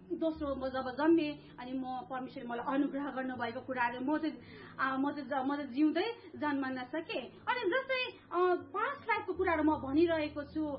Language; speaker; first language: Nepali; native; Nepali